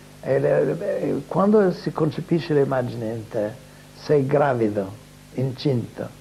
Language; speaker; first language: Italian; non-native, fluent; English